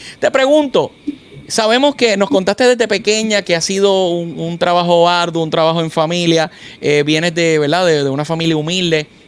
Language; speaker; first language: Spanish; native; Spanish